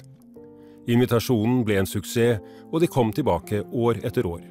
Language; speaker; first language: Norwegian; native; Norwegian